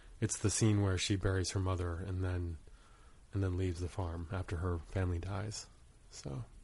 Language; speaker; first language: English; native; English